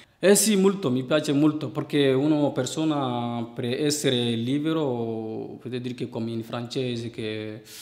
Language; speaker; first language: Italian; non-native, learner; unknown